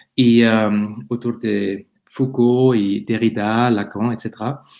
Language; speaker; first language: Spanish; non-native, fluent; German